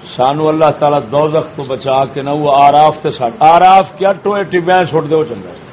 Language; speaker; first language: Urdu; non-native, local second language; Punjabi